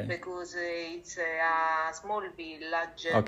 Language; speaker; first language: English; non-native, learner; Italian